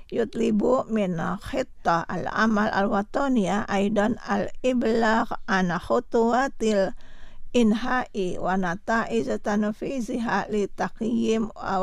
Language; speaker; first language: Arabic; non-native, fluent; Indonesian